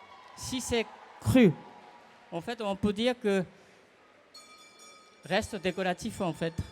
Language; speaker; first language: French; non-native, fluent; Japanese